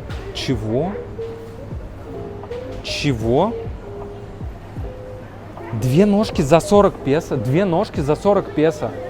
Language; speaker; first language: Russian; native; Russian